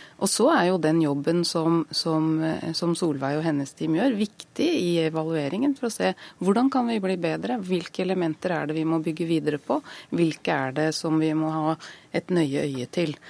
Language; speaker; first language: Norwegian; native; Norwegian